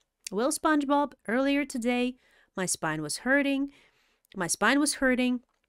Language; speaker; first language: English; non-native, fluent; Russian